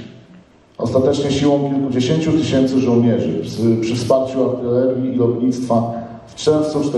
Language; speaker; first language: Polish; native; Polish